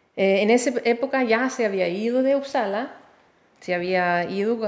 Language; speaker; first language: Spanish; non-native, fluent; Danish